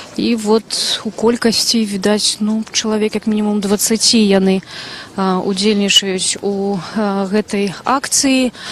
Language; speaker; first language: Belarusian; native; Belarusian